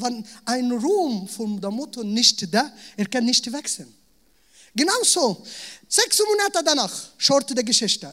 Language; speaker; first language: German; non-native, learner; Arabic